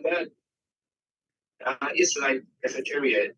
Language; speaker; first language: English; non-native, learner; Vietnamese